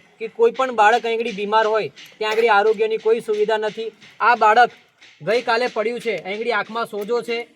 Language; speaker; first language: Gujarati; non-native, local second language; Rathawi